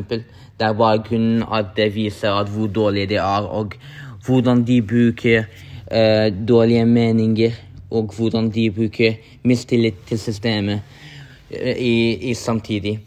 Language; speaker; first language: Norwegian; non-native, local second language; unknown